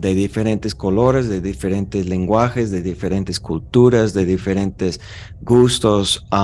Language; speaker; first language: Spanish; non-native, fluent; English